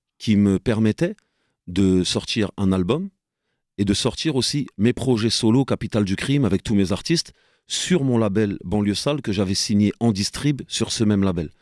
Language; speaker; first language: French; native; French